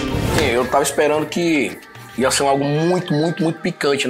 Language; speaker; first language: Portuguese; native; Portuguese